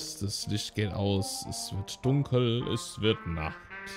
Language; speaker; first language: German; native; German